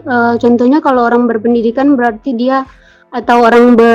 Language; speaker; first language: Indonesian; native; Indonesian